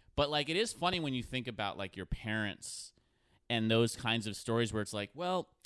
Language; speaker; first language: English; native; English